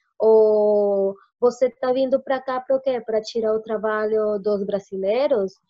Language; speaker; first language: Portuguese; non-native, fluent; Spanish